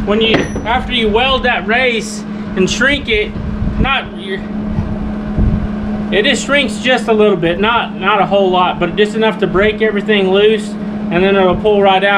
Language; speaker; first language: English; native; English